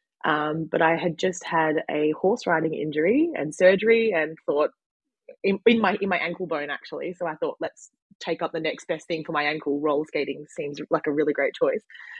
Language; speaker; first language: English; native; English